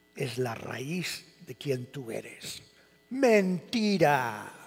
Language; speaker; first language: Spanish; early bilingual, heritage; Spanish